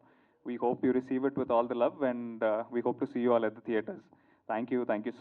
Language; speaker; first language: Telugu; native; Telugu